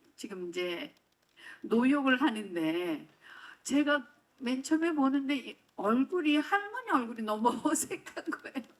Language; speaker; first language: Korean; native; Korean